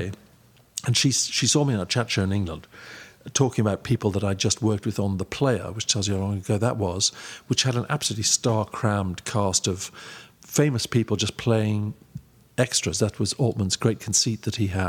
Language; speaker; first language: English; native; English